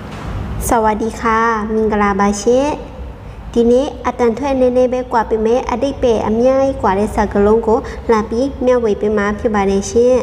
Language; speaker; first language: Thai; non-native, fluent; Burmese